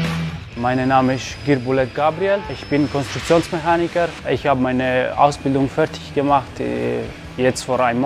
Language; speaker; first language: German; non-native, local second language; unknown